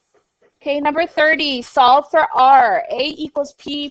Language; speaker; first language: English; native; English